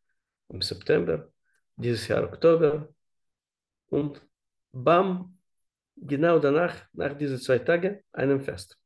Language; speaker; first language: German; non-native, learner; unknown